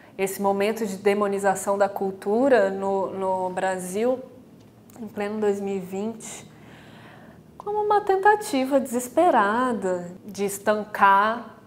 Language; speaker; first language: Portuguese; native; Portuguese